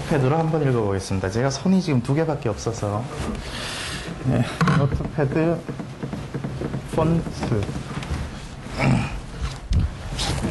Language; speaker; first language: Korean; native; Korean